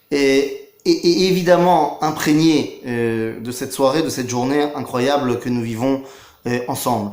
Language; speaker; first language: French; native; French